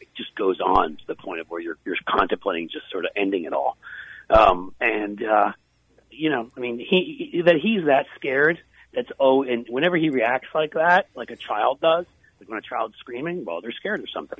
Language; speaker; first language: English; native; English